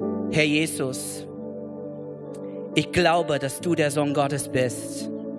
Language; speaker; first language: German; non-native, fluent; English